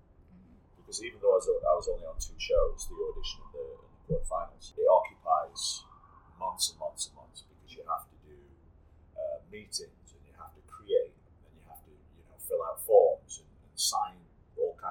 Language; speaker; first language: English; native; English